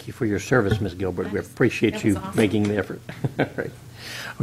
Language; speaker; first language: English; native; English